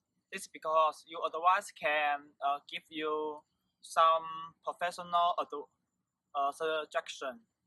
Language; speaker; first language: English; non-native, learner; Chinese